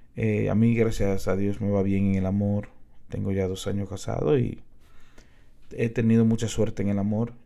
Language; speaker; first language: Spanish; native; Spanish